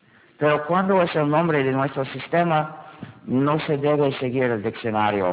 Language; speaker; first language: Spanish; non-native, fluent; English